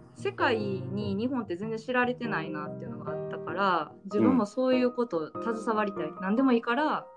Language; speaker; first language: Japanese; native; Japanese